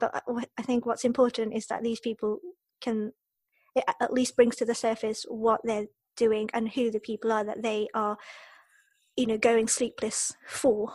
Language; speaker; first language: English; early bilingual, other home language; Japanese